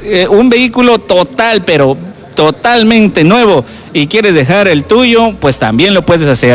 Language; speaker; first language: Spanish; native; Spanish